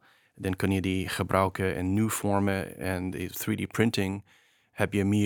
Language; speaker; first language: Dutch; non-native, fluent; English